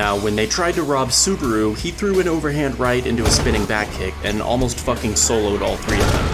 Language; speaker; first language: English; native; English